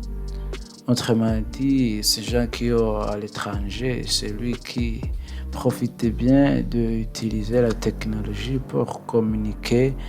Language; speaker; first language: French; non-native, learner; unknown